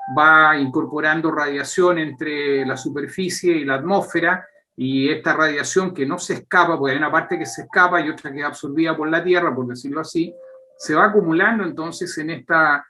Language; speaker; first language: Spanish; native; Spanish